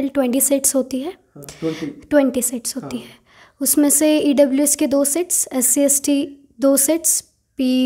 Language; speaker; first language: Hindi; non-native, local second language; Marathi